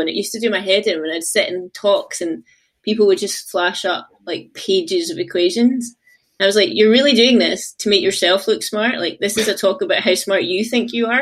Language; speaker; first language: English; native; English